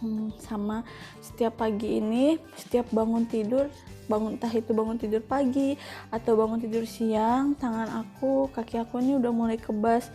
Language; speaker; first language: Indonesian; native; Indonesian